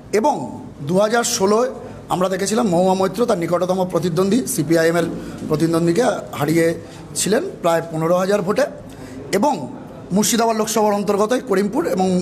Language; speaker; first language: Bangla; native; Bangla